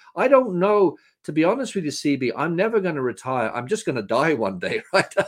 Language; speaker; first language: English; native; English